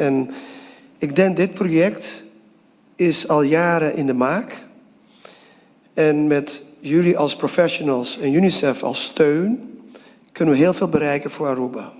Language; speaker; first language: Dutch; non-native, local second language; Papiamento